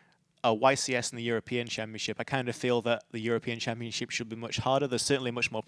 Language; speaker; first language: English; native; English